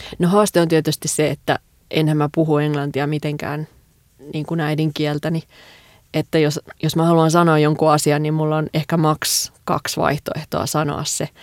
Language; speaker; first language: Finnish; native; Finnish